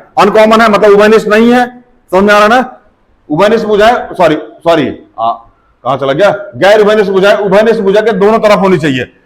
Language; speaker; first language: Hindi; native; Hindi